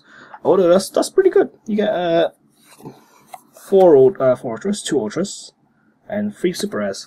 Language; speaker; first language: English; native; English